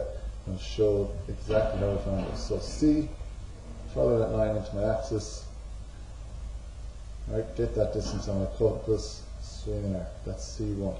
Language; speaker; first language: English; native; English